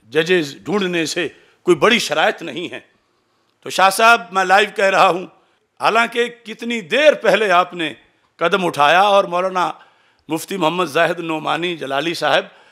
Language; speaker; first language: Urdu; non-native, local second language; Punjabi